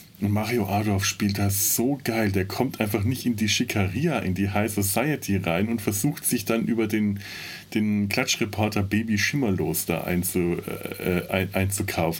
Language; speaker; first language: German; native; German